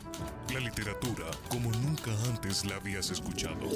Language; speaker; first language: Spanish; native; Spanish